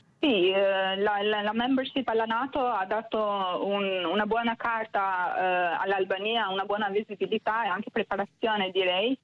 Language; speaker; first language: Italian; non-native, fluent; Albanian